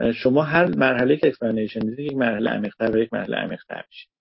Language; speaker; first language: Persian; native; Persian